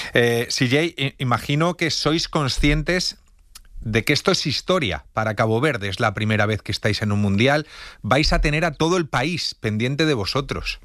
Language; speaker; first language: Spanish; native; Spanish